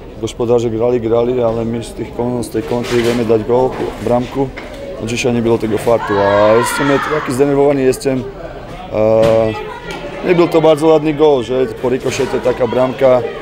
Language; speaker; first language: Polish; non-native, learner; Czech